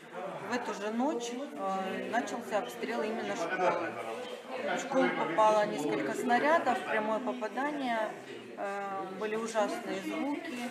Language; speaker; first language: Russian; native; Russian